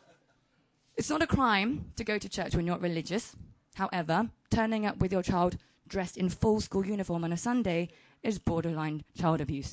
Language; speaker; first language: English; early bilingual, other home language; Chinese